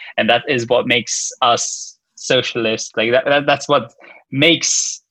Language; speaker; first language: English; non-native, fluent; Luxembourgish